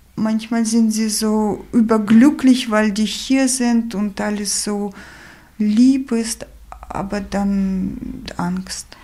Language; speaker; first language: German; non-native, fluent; Ukrainian